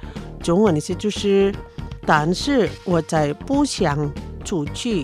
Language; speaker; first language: Chinese; non-native, fluent; Indonesian